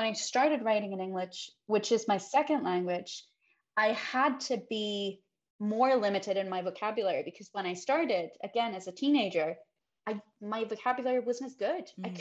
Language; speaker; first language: English; non-native, fluent; Swedish